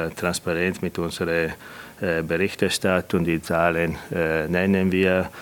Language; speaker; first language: German; non-native, fluent; Italian